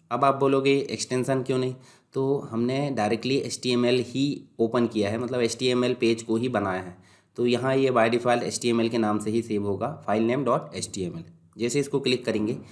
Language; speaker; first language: Hindi; native; Hindi